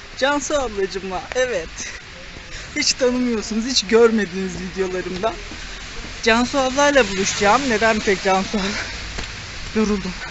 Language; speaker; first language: Turkish; native; Turkish